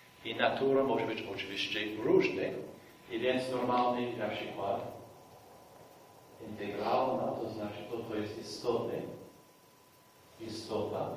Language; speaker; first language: Polish; non-native, fluent; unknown